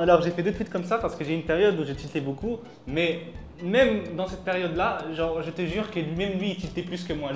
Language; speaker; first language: French; native; French